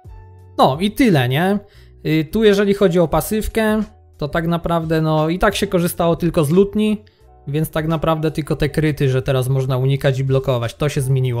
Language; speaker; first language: Polish; native; Polish